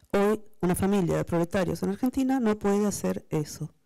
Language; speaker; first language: Spanish; native; Spanish